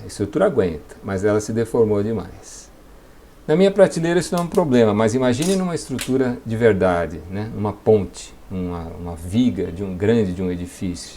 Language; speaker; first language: Portuguese; native; Portuguese